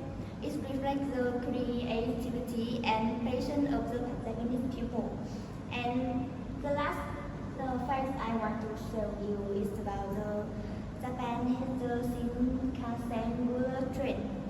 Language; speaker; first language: English; non-native, learner; Vietnamese